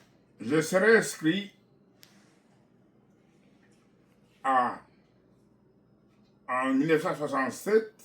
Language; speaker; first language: French; non-native, local second language; Kongo